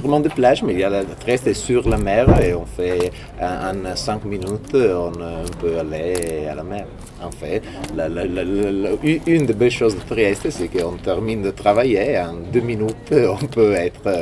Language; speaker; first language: French; non-native, fluent; Italian